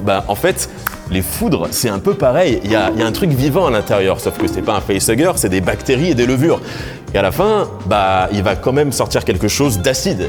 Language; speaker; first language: French; native; French